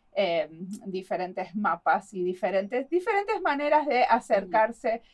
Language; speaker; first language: Spanish; native; Spanish